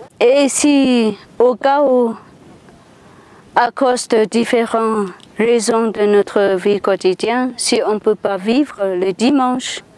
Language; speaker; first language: French; non-native, fluent; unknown